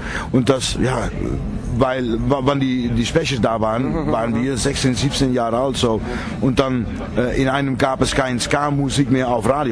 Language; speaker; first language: German; non-native, fluent; Dutch